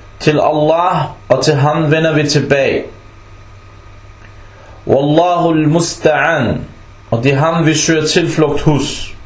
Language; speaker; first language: Danish; early bilingual, other home language; Arabic